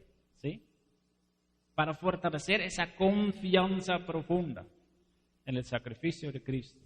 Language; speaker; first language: Spanish; non-native, fluent; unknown